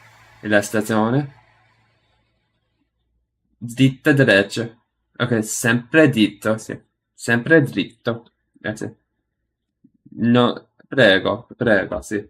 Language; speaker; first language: Italian; non-native, learner; English